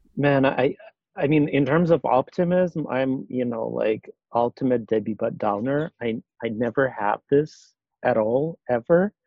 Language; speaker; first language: English; non-native, fluent; Russian